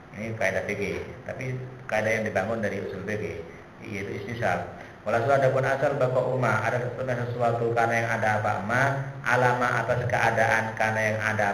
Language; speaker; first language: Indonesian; native; Indonesian